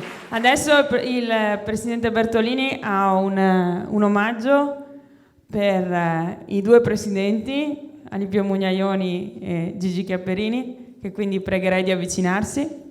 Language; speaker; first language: Italian; native; Italian